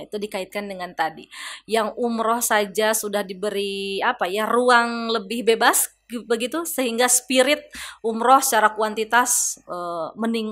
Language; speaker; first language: Indonesian; native; Indonesian